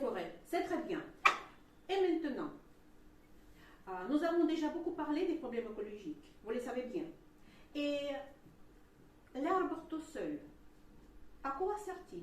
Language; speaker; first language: French; non-native, fluent; Russian